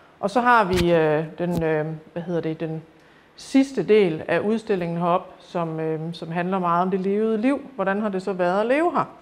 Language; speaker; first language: Danish; native; Danish